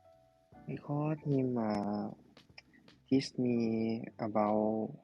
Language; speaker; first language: English; non-native, learner; Thai